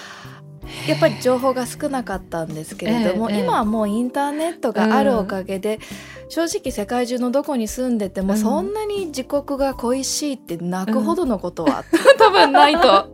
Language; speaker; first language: Japanese; native; Japanese